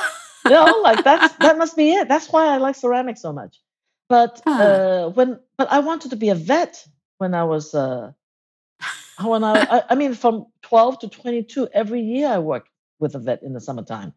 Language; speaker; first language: English; non-native, local second language; Cantonese